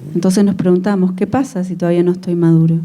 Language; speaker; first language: Spanish; native; Spanish